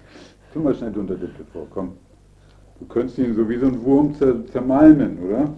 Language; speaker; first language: German; native; German